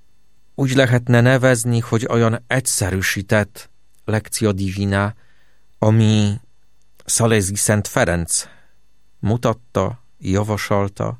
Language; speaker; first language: Hungarian; non-native, fluent; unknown